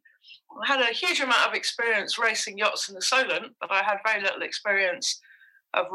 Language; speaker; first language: English; native; English